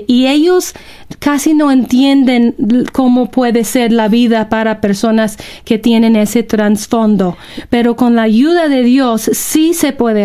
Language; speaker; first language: Spanish; non-native, fluent; English